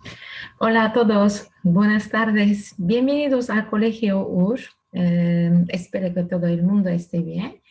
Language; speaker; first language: Spanish; non-native, fluent; Turkish